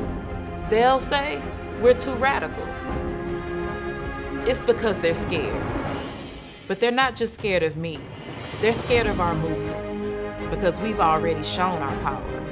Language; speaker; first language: English; native; English